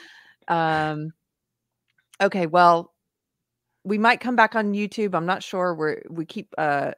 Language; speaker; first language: English; native; English